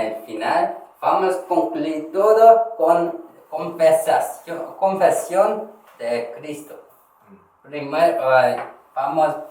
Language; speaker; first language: Spanish; non-native, learner; Korean